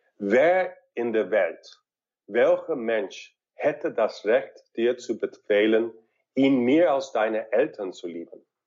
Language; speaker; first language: German; non-native, fluent; English